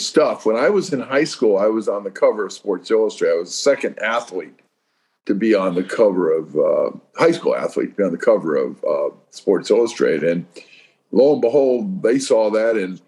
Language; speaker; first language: English; native; English